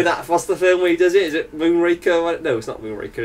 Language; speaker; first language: English; native; English